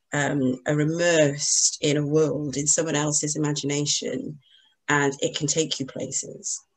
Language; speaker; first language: English; native; English